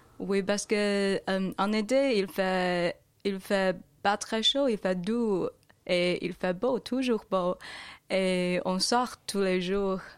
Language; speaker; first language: French; non-native, learner; Chinese